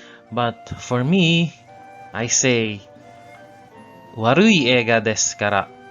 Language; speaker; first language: Japanese; non-native, learner; English